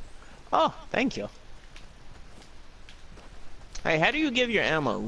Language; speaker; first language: English; native; English